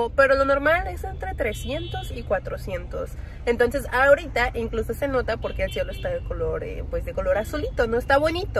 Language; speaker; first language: Spanish; native; Spanish